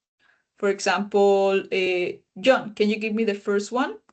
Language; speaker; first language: English; non-native, fluent; Spanish